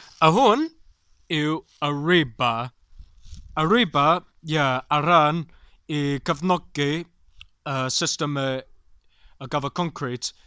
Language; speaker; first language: Welsh; non-native, local second language; English